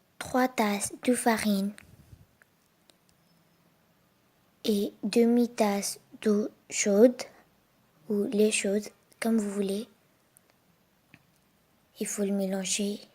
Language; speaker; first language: French; non-native, learner; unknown